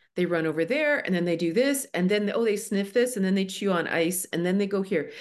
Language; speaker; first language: English; native; English